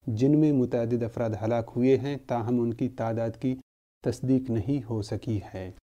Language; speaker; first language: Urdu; non-native, local second language; Baluchi